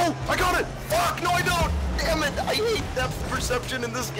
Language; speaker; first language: English; native; English